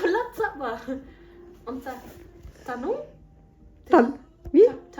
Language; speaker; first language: Cebuano; early bilingual, heritage; Cebuano